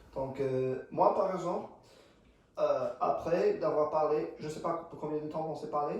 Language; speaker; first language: French; non-native, fluent; English